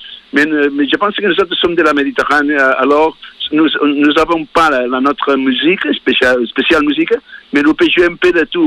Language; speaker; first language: French; non-native, learner; Spanish